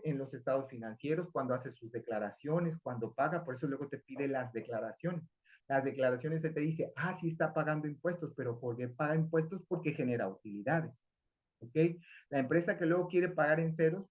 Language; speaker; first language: Spanish; native; Spanish